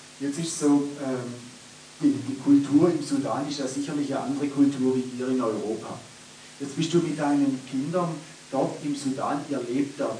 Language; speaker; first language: German; native; German